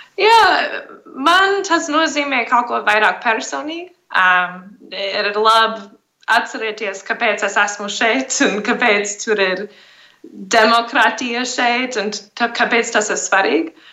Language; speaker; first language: Latvian; early bilingual, heritage; English